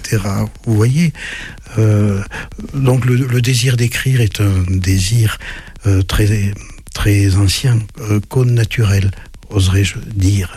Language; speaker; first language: French; native; French